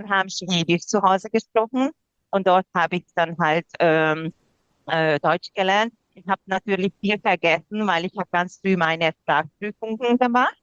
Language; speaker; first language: German; non-native, fluent; Hungarian